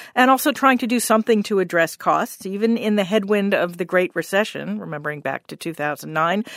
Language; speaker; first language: English; native; English